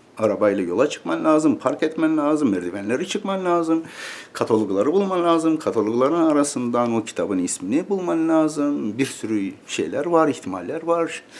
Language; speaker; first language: Turkish; native; Turkish